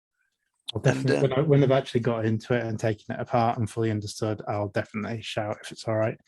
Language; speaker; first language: English; native; English